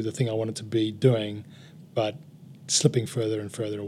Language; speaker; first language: English; native; English